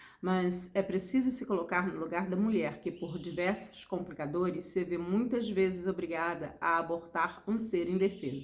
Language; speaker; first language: Portuguese; native; Portuguese